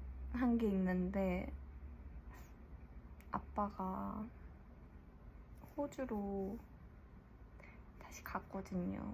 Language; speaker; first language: Korean; early bilingual, heritage; English